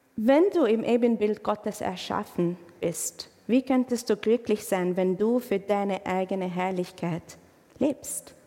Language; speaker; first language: German; non-native, fluent; Arabic